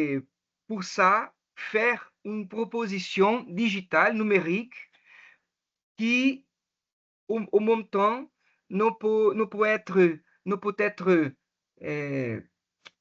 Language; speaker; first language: French; non-native, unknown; Portuguese